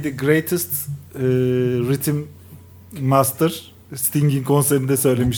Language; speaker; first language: Turkish; native; Turkish